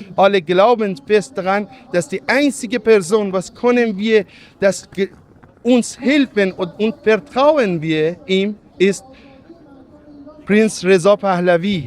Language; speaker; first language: German; non-native, learner; Persian